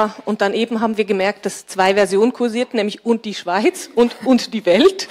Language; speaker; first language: German; native; German